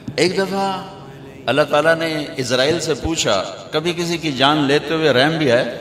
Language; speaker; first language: Urdu; non-native, local second language; Punjabi